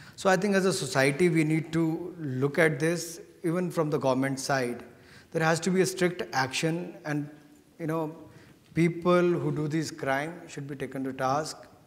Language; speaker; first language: English; non-native, local second language; Hindi